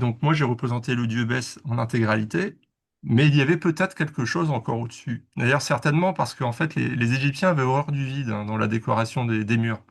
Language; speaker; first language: French; native; French